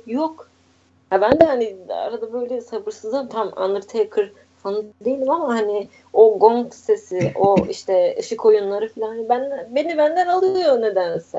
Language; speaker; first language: Turkish; native; Turkish